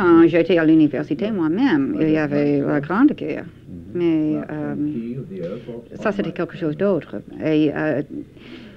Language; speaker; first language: French; non-native, fluent; English